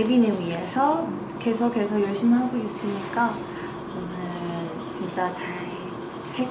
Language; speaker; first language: Korean; non-native, learner; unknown